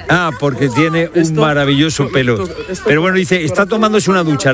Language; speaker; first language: Spanish; native; Spanish